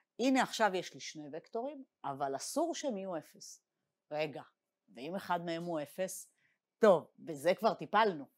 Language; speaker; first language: Hebrew; native; Hebrew